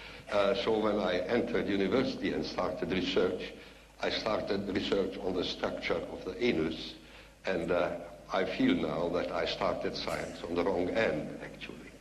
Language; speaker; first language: English; non-native, fluent; Hungarian